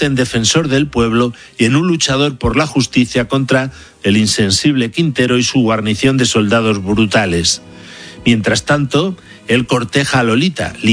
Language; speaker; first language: Spanish; native; Spanish